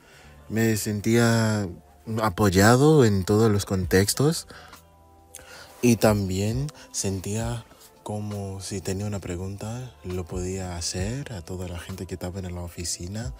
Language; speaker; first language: Spanish; non-native, fluent; English